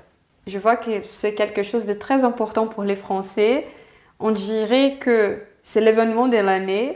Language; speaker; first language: French; non-native, fluent; Portuguese